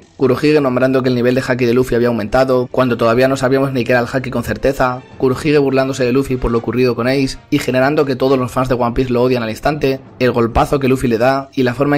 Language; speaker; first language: Spanish; native; Spanish